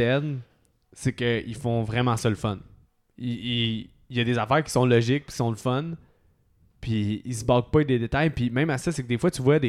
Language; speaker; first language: French; native; French